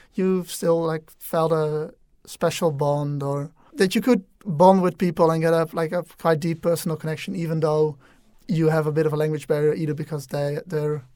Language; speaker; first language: English; non-native, fluent; Dutch